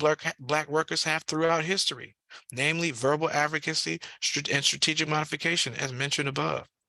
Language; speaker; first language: English; native; English